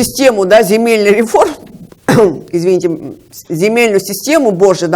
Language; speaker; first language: Russian; native; Russian